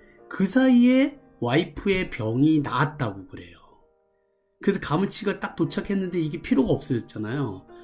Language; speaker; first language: Korean; native; Korean